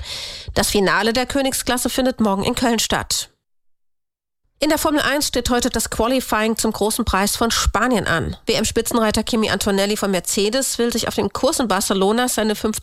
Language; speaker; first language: German; native; German